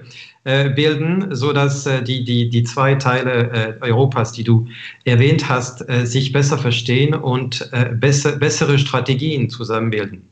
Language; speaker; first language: German; non-native, fluent; French